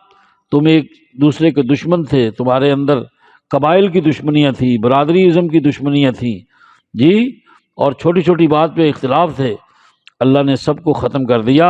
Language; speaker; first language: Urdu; non-native, local second language; Punjabi